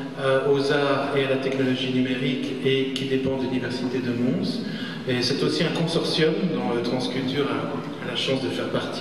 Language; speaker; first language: French; native; French